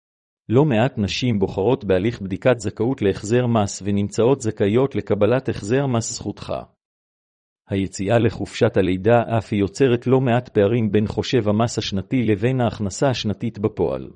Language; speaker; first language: Hebrew; native; Hebrew